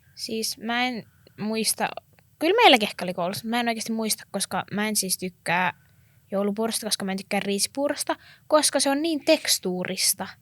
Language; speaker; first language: Finnish; native; Finnish